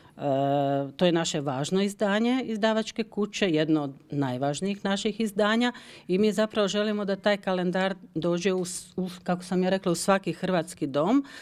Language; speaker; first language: Croatian; early bilingual, heritage; Croatian